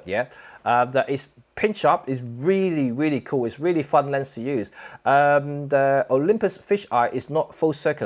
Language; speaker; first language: English; non-native, local second language; Cantonese